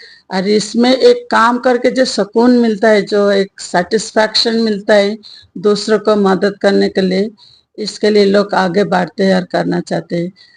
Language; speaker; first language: Hindi; non-native, local second language; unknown